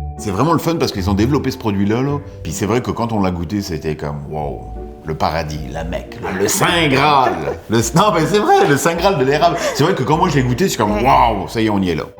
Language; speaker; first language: French; native; French